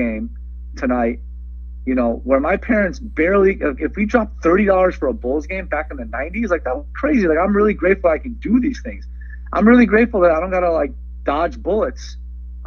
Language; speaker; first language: English; early bilingual, other home language; Persian